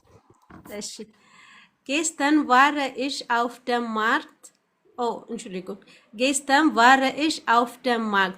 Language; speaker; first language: German; non-native, learner; Amharic